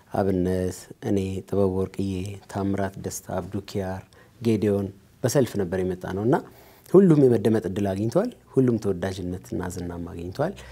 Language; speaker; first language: Amharic; native; Amharic